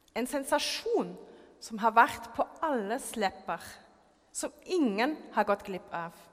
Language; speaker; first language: Norwegian; non-native, fluent; German